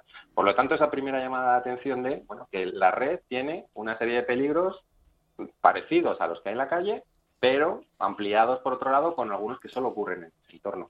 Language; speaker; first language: Spanish; native; Spanish